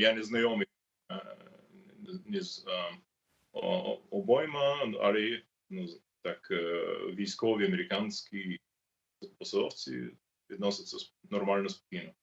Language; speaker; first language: Ukrainian; non-native, learner; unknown